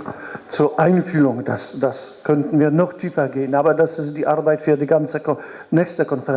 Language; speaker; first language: German; non-native, fluent; Polish